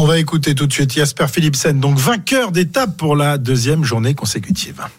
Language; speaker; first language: French; native; French